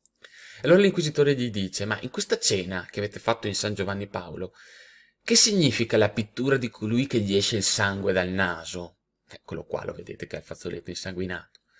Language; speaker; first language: Italian; native; Italian